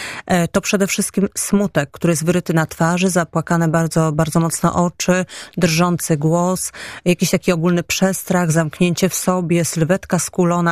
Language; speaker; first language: Polish; native; Polish